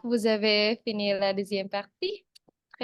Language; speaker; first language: French; non-native, learner; Indonesian